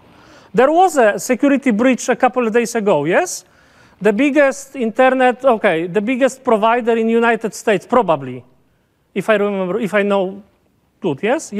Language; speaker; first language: English; non-native, fluent; Polish